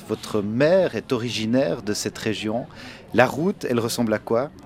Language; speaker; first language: French; native; French